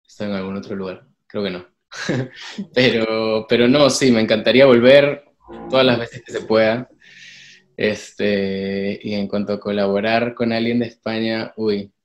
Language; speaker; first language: Spanish; native; Spanish